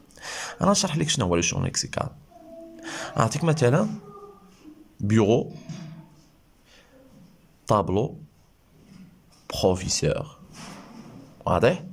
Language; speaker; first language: Arabic; native; Arabic